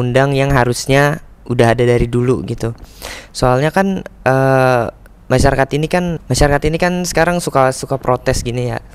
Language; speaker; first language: Indonesian; native; Indonesian